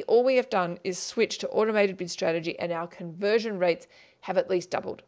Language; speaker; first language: English; native; English